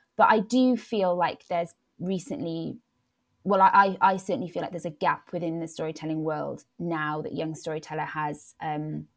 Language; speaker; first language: English; non-native, local second language; Welsh